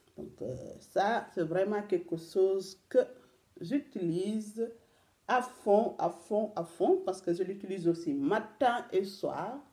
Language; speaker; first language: French; non-native, local second language; Wolof